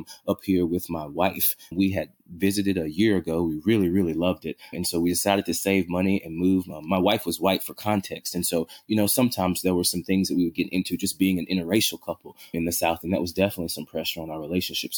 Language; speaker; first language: English; native; English